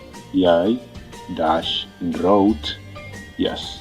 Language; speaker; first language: Dutch; non-native, fluent; Tigrinya